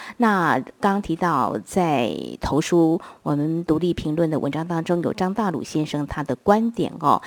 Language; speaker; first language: Chinese; non-native, local second language; Min Nan Chinese